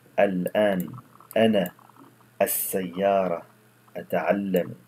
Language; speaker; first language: Arabic; non-native, fluent; French